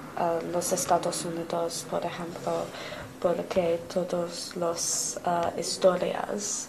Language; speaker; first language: Spanish; non-native, learner; English